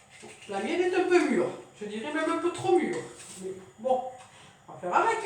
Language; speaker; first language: French; native; French